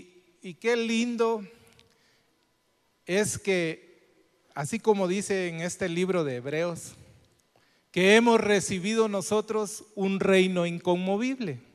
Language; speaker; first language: Spanish; native; Spanish